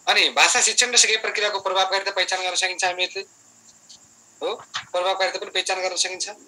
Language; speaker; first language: Nepali; native; Nepali